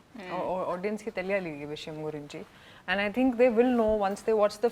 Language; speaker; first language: Telugu; non-native, learner; Hindi